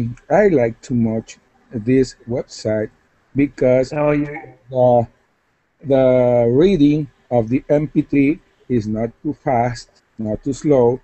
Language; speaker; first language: English; non-native, learner; Spanish